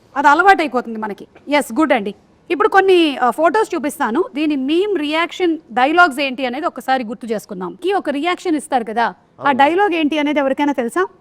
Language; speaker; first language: Telugu; non-native, local second language; Malayalam